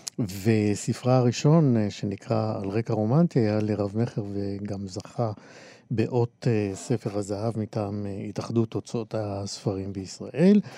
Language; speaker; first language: Hebrew; native; Hebrew